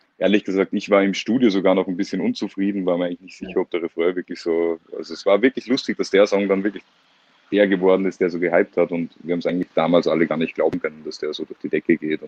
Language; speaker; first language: German; native; German